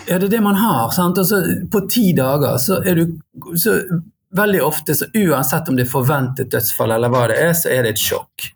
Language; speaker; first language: Norwegian; native; Norwegian